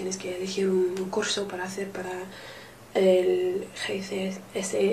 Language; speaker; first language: Spanish; non-native, learner; English